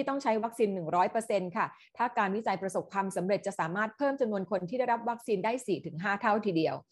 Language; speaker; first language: Thai; native; Thai